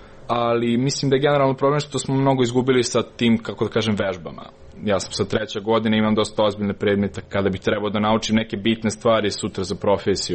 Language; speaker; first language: Serbian; native; Serbian